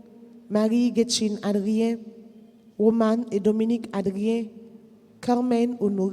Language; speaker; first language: French; non-native, local second language; Haitian Creole